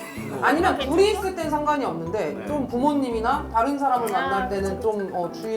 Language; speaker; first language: Korean; native; Korean